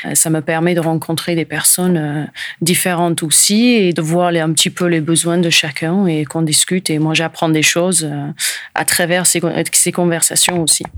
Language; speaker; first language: French; non-native, fluent; English